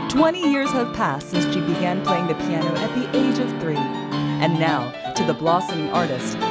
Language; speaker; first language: English; native; English